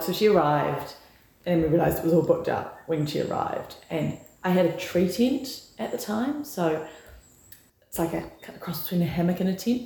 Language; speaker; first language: English; native; English